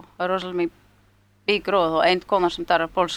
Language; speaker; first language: Icelandic; early bilingual, heritage; Polish